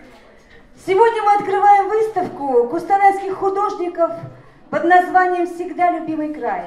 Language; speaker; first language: Russian; native; Russian